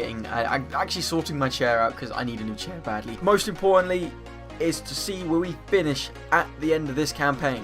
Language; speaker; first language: English; native; English